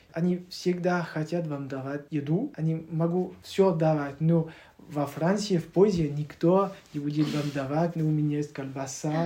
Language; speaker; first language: Russian; non-native, learner; French